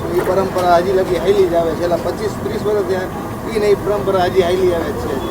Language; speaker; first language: Gujarati; non-native, local second language; Sindhi